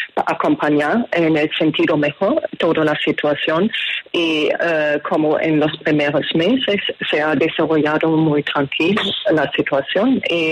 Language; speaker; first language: Spanish; non-native, fluent; German